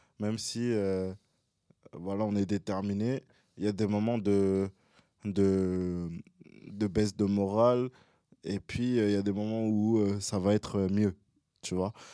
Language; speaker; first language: French; early bilingual, other home language; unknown